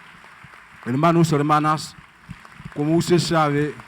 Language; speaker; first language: Spanish; non-native, fluent; Haitian Creole